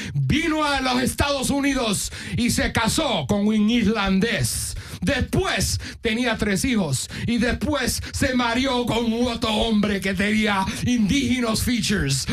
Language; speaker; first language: Spanish; early bilingual, heritage; Spanish